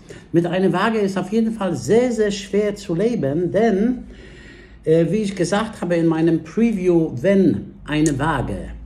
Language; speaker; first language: German; non-native, fluent; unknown